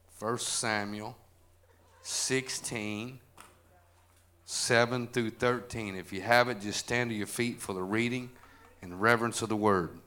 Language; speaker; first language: English; native; English